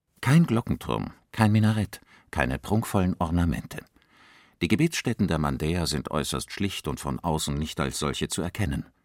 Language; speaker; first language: German; native; German